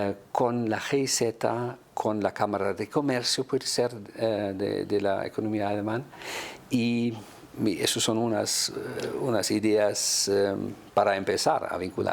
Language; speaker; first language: Spanish; non-native, fluent; German